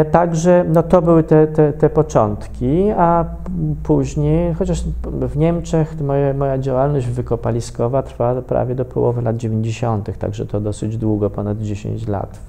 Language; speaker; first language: Polish; native; Polish